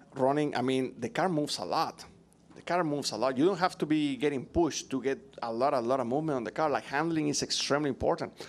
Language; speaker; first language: English; non-native, fluent; Spanish